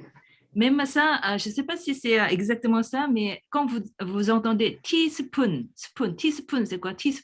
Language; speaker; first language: French; non-native, fluent; Korean